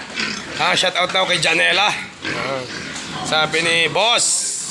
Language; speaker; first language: Filipino; native; Filipino